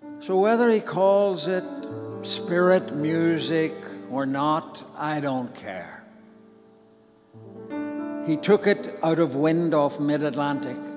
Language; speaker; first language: English; native; English